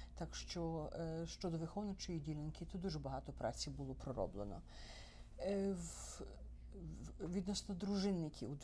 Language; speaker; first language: Ukrainian; early bilingual, heritage; Ukrainian